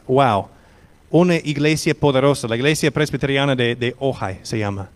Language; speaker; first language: Spanish; non-native, fluent; English